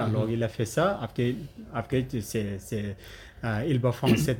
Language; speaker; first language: French; non-native, learner; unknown